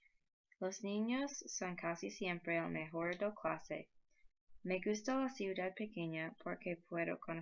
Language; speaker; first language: Spanish; non-native, learner; English